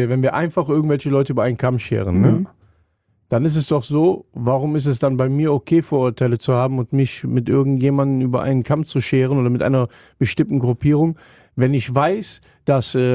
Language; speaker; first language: German; native; German